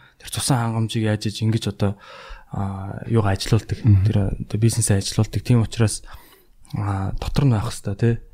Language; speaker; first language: Mongolian; native; Mongolian